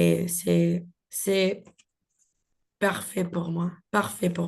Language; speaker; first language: French; non-native, learner; Spanish